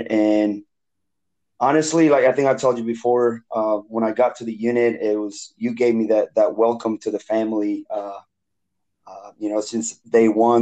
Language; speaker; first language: English; non-native, fluent; Spanish